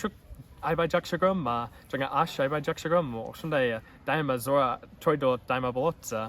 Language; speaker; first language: Kyrgyz; non-native, learner; English